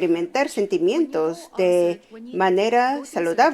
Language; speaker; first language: Spanish; non-native, fluent; Korean